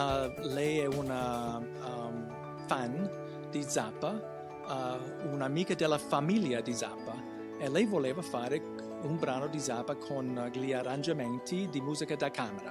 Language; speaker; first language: Italian; non-native, fluent; English